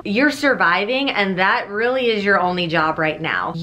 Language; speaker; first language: English; native; English